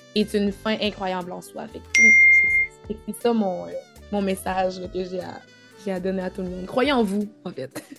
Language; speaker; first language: French; native; French